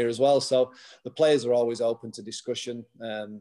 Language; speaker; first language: English; native; English